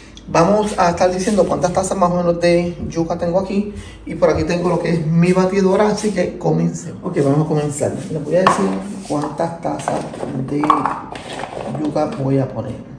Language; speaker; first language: Spanish; native; Spanish